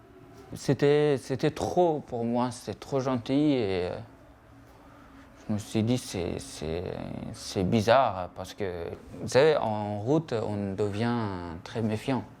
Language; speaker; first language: French; non-native, fluent; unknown